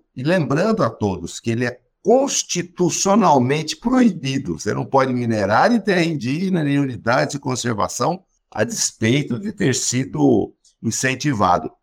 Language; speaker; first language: Portuguese; native; Portuguese